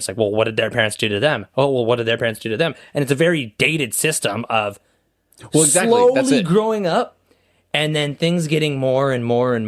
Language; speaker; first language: English; native; English